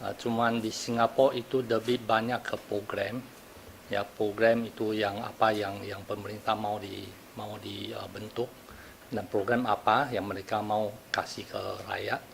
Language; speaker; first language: Indonesian; non-native, fluent; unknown